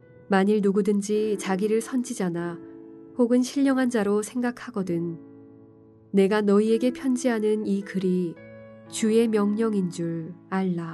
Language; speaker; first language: Korean; native; Korean